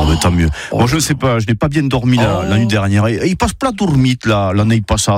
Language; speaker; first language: French; native; French